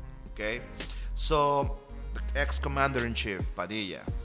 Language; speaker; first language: English; non-native, fluent; Spanish